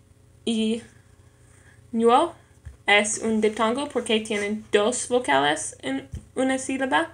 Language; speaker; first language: Spanish; non-native, learner; English